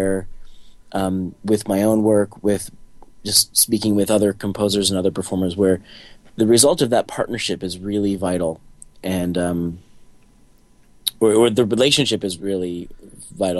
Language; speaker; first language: English; native; English